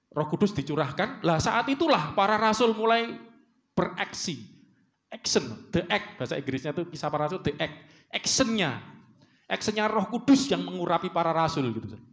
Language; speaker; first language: Indonesian; native; Indonesian